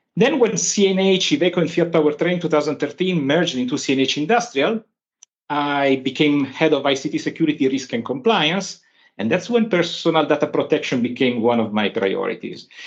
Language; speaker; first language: English; non-native, fluent; Italian